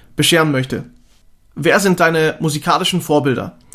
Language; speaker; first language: German; native; German